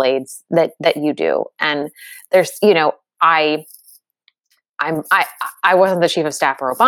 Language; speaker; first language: English; native; English